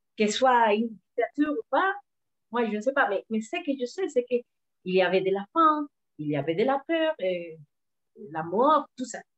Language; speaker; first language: French; non-native, learner; Spanish